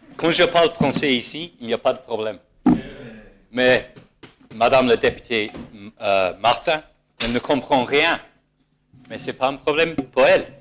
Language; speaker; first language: French; non-native, fluent; English